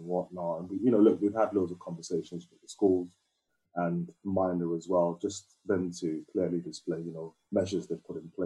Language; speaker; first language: English; native; English